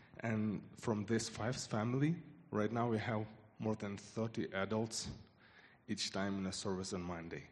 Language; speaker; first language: English; non-native, fluent; Ukrainian